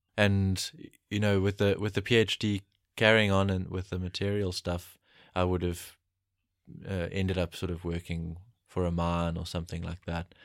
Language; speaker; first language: English; native; English